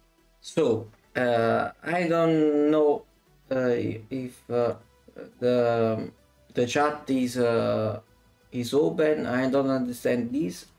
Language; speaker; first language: English; non-native, learner; Italian